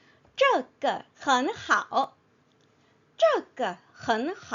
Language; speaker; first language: Chinese; non-native, fluent; Korean